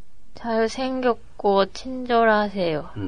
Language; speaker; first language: Korean; non-native, learner; Japanese